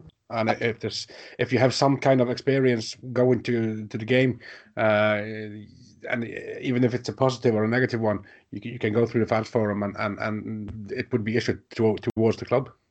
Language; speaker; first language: English; non-native, fluent; Norwegian